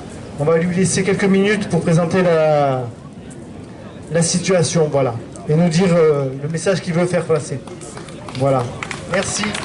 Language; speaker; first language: French; native; French